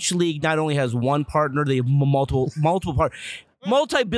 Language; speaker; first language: English; native; English